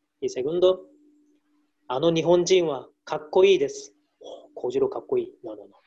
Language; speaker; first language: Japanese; non-native, learner; Spanish